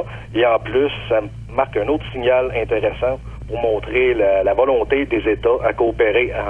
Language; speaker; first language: French; native; French